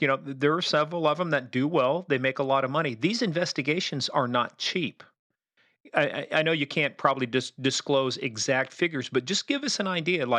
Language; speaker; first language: English; native; English